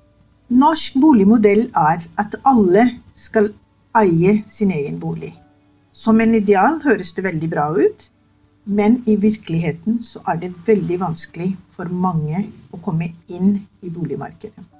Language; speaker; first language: Norwegian; non-native, fluent; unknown